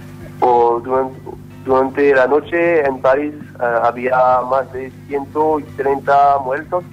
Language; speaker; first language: Spanish; non-native, learner; French